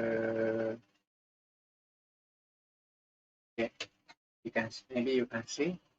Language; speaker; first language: English; non-native, learner; Indonesian